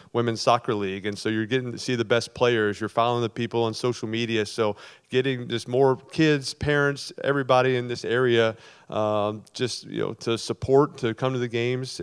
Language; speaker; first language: English; native; English